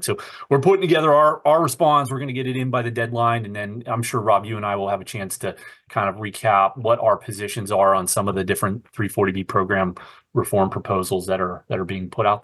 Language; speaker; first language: English; native; English